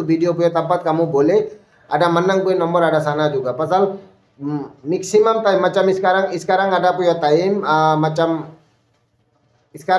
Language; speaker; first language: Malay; non-native, fluent; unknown